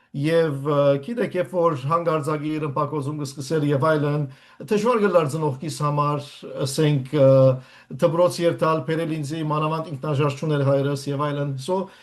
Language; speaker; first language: Armenian; native; Armenian